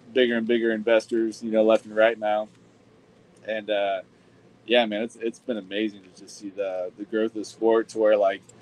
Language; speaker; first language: English; native; English